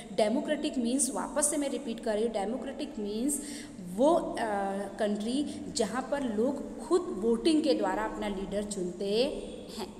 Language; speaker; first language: Hindi; non-native, local second language; Gujarati